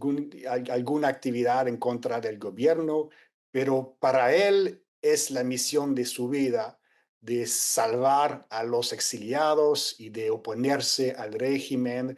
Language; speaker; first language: Spanish; non-native, fluent; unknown